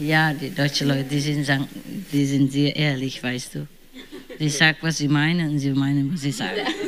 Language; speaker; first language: German; non-native, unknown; Vietnamese